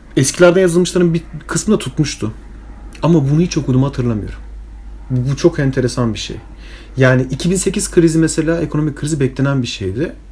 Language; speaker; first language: Turkish; early bilingual, heritage; Turkish